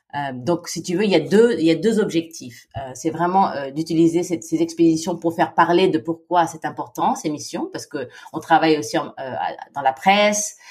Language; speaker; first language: French; non-native, fluent; Filipino